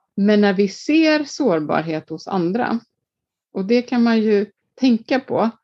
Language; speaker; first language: Swedish; non-native, fluent; Icelandic